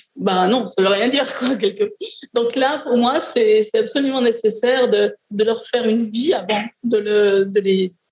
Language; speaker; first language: French; native; French